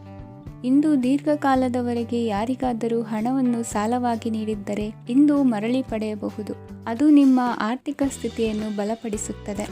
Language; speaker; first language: Kannada; native; Kannada